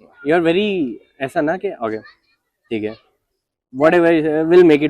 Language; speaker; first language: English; non-native, local second language; Hindi